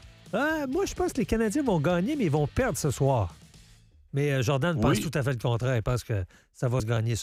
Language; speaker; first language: French; native; French